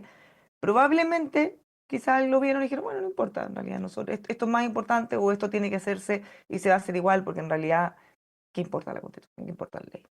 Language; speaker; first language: Spanish; native; Spanish